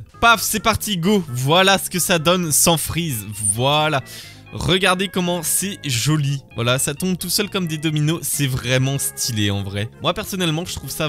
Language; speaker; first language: French; native; French